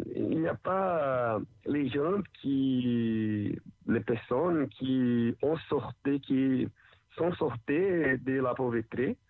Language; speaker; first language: French; non-native, learner; Portuguese